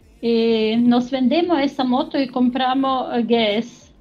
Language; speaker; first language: Spanish; non-native, learner; German